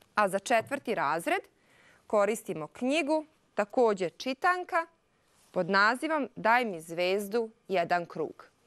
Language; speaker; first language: Serbian; non-native, local second language; Hungarian